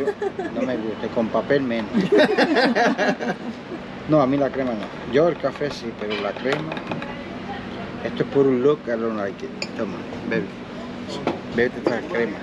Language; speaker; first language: Spanish; native; Spanish